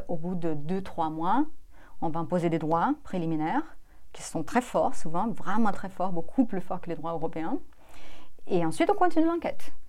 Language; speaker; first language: French; non-native, fluent; Portuguese